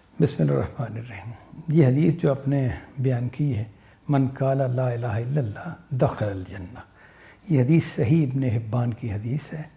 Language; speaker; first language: Urdu; non-native, local second language; Punjabi